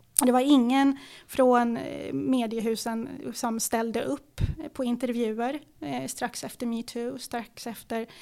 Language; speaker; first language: Swedish; early bilingual, other home language; Arabic